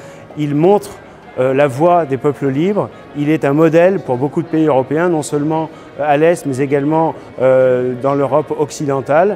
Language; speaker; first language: French; native; French